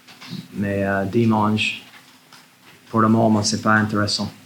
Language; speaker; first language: French; non-native, learner; English